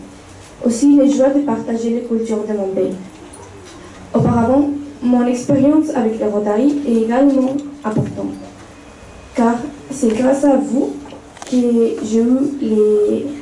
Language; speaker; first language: French; non-native, fluent; Spanish